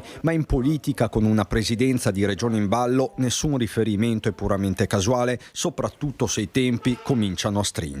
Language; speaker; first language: Italian; native; Italian